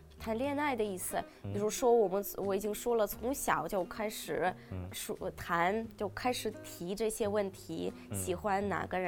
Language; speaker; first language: Chinese; non-native, fluent; Russian